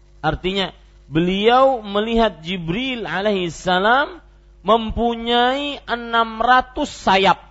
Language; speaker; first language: Indonesian; native; Indonesian